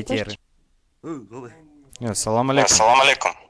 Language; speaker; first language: Kazakh; non-native, learner; Russian